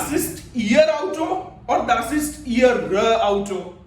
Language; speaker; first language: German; non-native, fluent; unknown